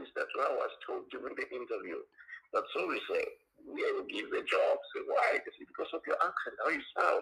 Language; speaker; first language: English; non-native, local second language; Tongan